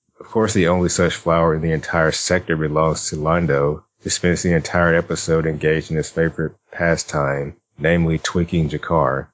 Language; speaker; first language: English; native; English